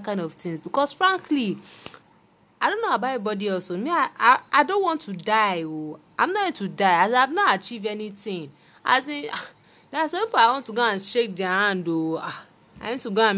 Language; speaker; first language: English; non-native, local second language; Yoruba